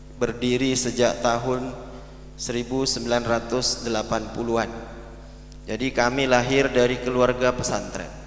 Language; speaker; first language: Indonesian; non-native, local second language; Madurese